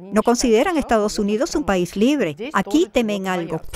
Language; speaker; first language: Spanish; non-native, fluent; Russian